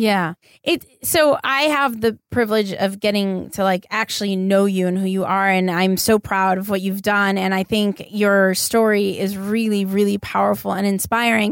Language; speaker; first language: English; native; English